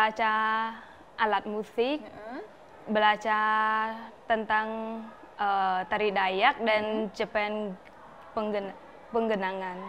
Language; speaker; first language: Indonesian; non-native, learner; Khmer